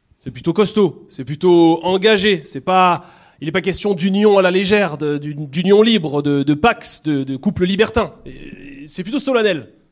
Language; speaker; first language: French; native; French